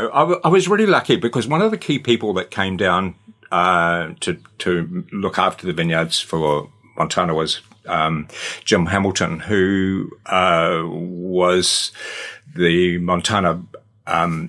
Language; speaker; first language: English; native; English